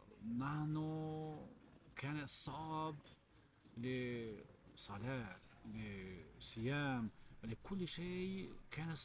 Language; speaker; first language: Arabic; non-native, learner; Albanian